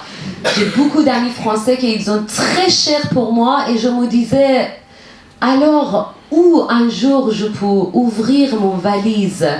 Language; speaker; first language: French; non-native, learner; Persian